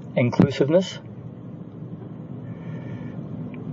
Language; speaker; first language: English; native; English